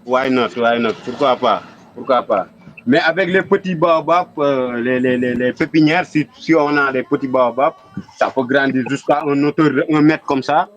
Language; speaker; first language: French; non-native, local second language; Wolof